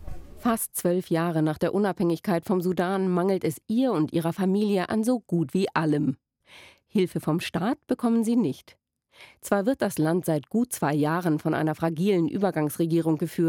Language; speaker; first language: German; native; German